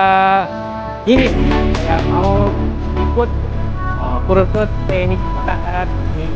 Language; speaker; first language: Indonesian; non-native, learner; Korean